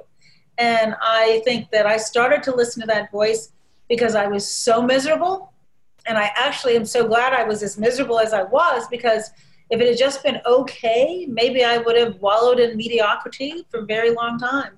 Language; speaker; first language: English; native; English